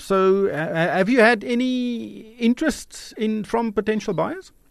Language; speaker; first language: English; non-native, local second language; Afrikaans